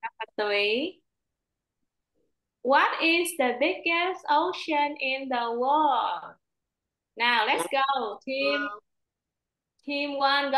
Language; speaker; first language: English; non-native, fluent; Vietnamese